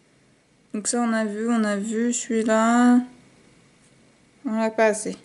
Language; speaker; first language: French; native; French